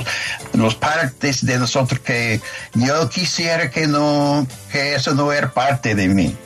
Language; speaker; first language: Spanish; non-native, fluent; English